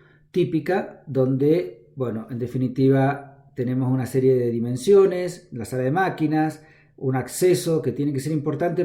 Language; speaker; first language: Spanish; native; Spanish